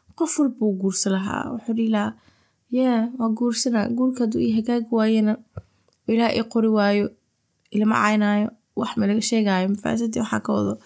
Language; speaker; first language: Somali; early bilingual, heritage; Somali